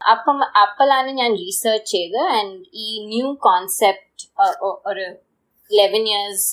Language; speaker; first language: Malayalam; early bilingual, heritage; Malayalam